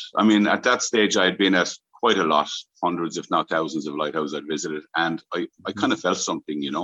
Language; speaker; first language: English; native; English